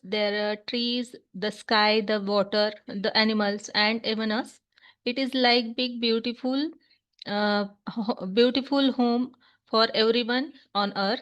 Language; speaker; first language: English; non-native, learner; Hindi